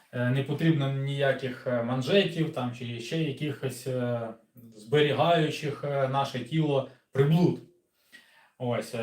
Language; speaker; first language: Ukrainian; non-native, local second language; Russian